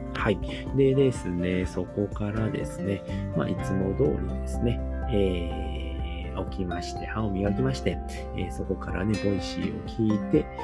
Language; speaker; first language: Japanese; native; Japanese